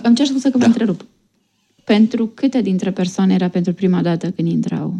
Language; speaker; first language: Romanian; native; Romanian